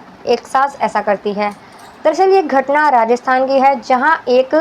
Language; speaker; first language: Hindi; native; Hindi